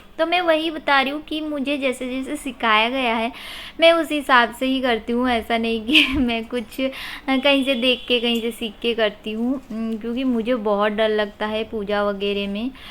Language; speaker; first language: Hindi; non-native, local second language; Odia